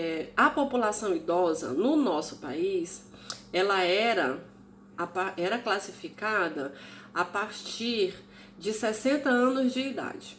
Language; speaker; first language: Portuguese; native; Portuguese